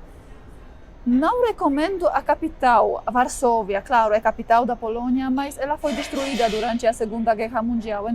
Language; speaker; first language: Portuguese; non-native, fluent; Polish